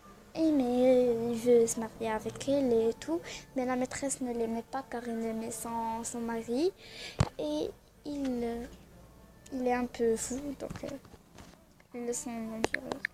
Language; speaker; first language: French; non-native, learner; Arabic